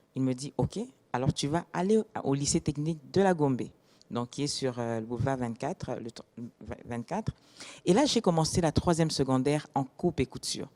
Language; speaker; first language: French; non-native, local second language; Lingala